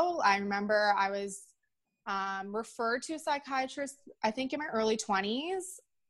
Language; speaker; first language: English; native; English